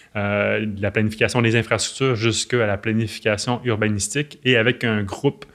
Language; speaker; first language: French; native; French